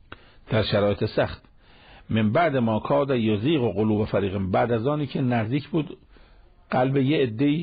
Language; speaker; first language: Persian; native; Persian